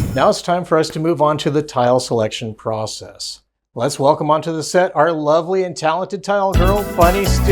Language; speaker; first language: English; native; English